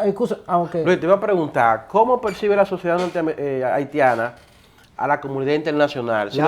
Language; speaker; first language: Spanish; native; Spanish